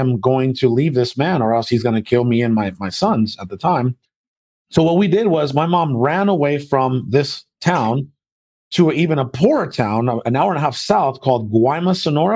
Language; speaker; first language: English; early bilingual, other home language; Spanish